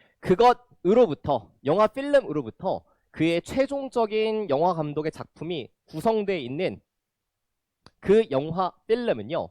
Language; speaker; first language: Korean; native; Korean